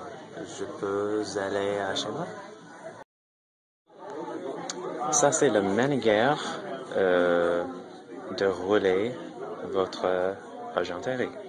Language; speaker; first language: French; non-native, learner; English